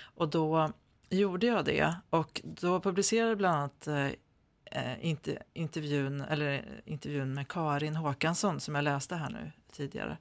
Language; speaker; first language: Swedish; native; Swedish